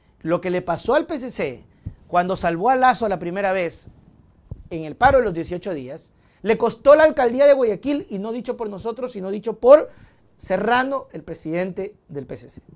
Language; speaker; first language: Spanish; native; Spanish